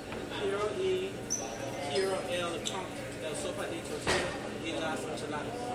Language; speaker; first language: Spanish; non-native, learner; English